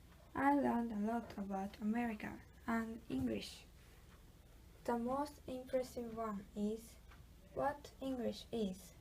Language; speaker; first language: English; non-native, learner; Japanese